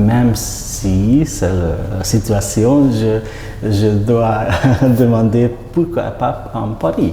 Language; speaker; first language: French; non-native, learner; Hungarian